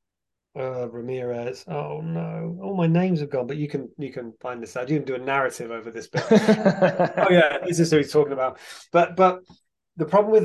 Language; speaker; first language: English; native; English